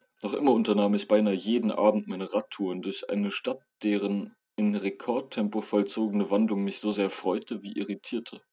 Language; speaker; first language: German; native; German